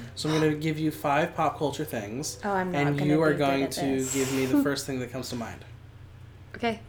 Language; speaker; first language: English; native; English